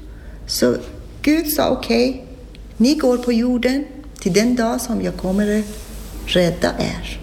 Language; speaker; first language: Swedish; non-native, learner; Persian